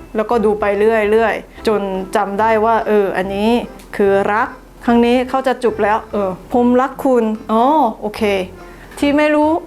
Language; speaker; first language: Thai; non-native, fluent; Korean